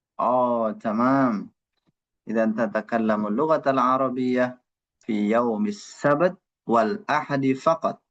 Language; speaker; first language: Arabic; non-native, fluent; Indonesian